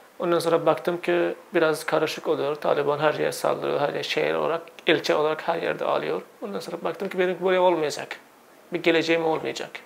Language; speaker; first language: Turkish; non-native, fluent; Uzbek